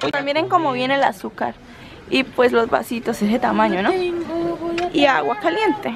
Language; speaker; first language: Spanish; native; Spanish